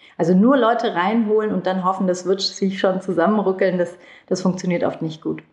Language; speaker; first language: German; early bilingual, other home language; Turkish